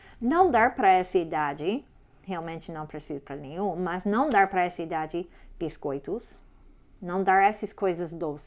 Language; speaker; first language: Portuguese; non-native, learner; English